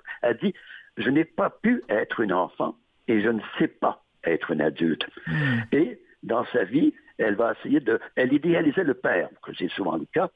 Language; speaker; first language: French; native; French